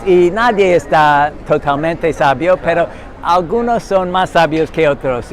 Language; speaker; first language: Spanish; non-native, learner; English